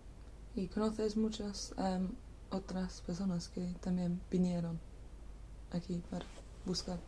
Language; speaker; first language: Spanish; non-native, fluent; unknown